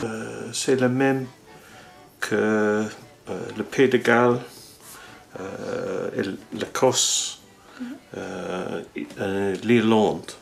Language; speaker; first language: French; non-native, learner; English